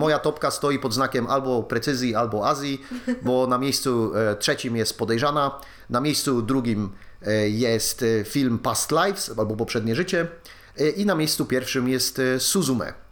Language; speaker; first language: Polish; native; Polish